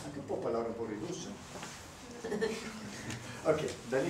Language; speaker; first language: Italian; non-native, learner; German